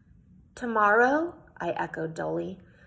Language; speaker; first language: English; native; English